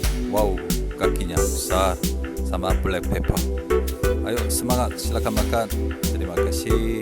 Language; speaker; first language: Indonesian; non-native, learner; Korean